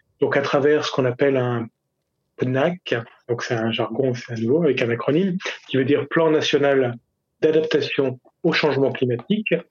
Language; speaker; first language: French; native; French